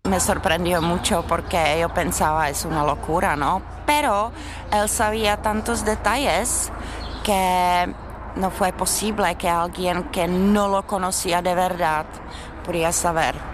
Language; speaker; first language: Spanish; non-native, learner; Czech